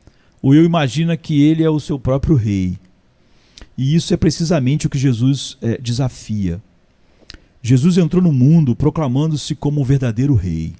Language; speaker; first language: Portuguese; native; Portuguese